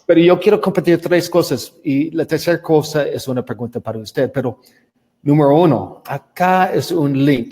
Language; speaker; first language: Spanish; non-native, learner; English